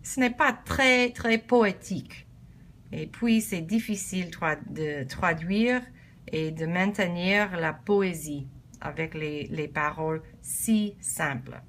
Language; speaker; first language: French; non-native, learner; English